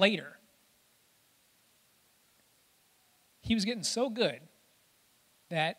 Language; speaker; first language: English; native; English